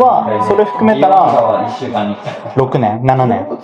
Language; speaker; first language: Japanese; native; Japanese